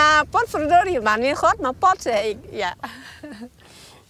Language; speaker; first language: Dutch; non-native, learner; Thai